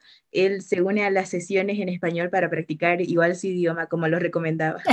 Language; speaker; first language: Spanish; native; Spanish